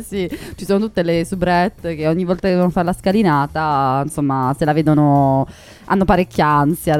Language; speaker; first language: Italian; native; Italian